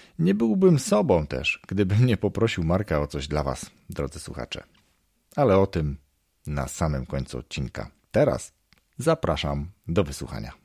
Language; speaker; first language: Polish; native; Polish